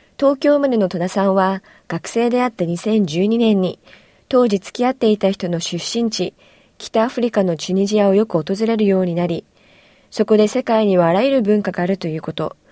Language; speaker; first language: Japanese; native; Japanese